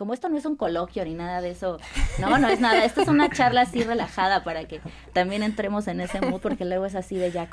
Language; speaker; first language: Spanish; native; Spanish